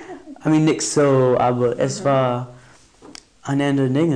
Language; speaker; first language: German; non-native, learner; English